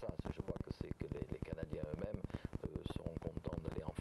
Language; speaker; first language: French; native; French